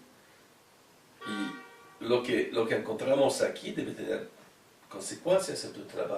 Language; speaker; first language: Spanish; non-native, fluent; French